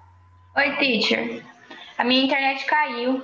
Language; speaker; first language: Portuguese; native; Portuguese